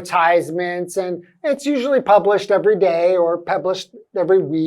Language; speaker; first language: English; native; English